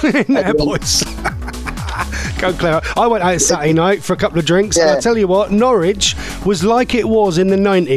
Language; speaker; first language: English; native; English